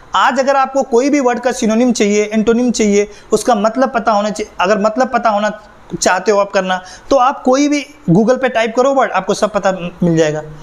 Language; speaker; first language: Hindi; native; Hindi